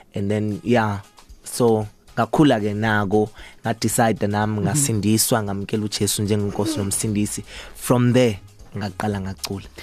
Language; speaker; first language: Zulu; native; Zulu